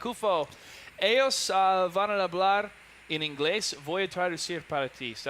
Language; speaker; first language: Spanish; non-native, learner; English